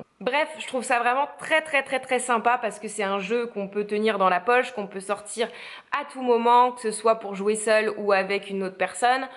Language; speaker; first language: French; native; French